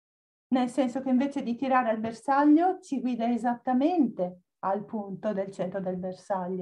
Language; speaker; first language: Italian; native; Italian